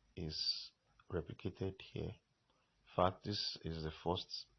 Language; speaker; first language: English; non-native, local second language; Yoruba